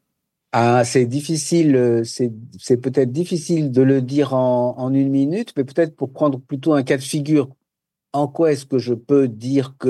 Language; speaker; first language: French; native; French